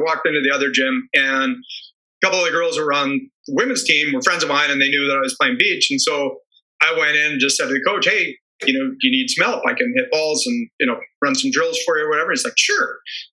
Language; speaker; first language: English; native; English